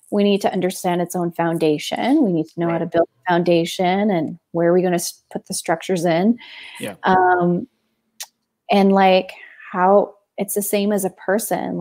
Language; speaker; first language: English; native; English